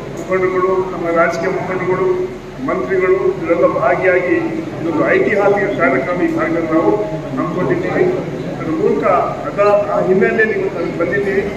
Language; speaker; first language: Kannada; non-native, local second language; Urdu